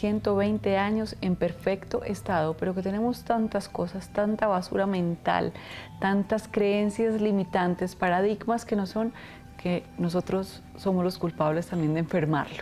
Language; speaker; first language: Spanish; native; Spanish